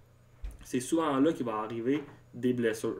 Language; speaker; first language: French; native; French